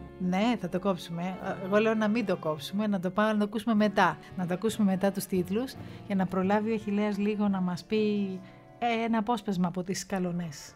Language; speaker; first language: Greek; native; Greek